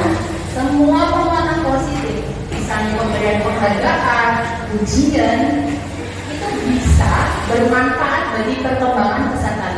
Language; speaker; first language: Indonesian; native; Indonesian